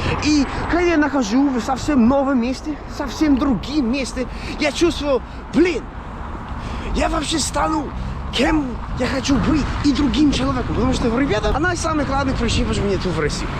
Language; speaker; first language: Russian; non-native, fluent; English